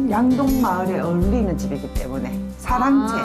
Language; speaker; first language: Korean; native; Korean